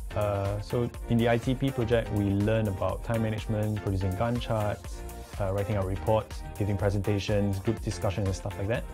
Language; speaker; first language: English; non-native, fluent; Chinese